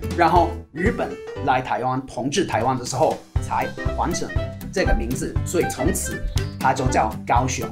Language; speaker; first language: Chinese; non-native, fluent; English